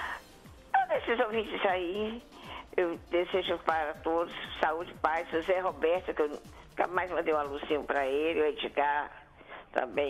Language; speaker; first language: Portuguese; native; Portuguese